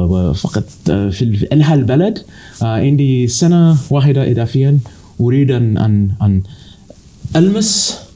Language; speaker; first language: Arabic; non-native, learner; English